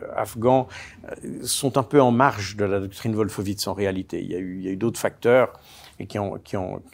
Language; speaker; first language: French; native; French